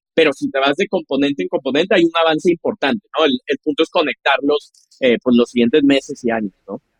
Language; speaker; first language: Spanish; native; Spanish